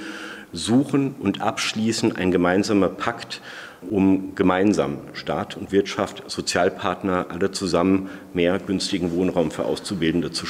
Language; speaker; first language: German; native; German